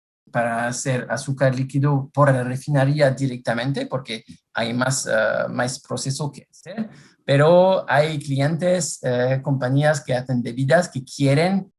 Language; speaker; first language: Spanish; non-native, fluent; French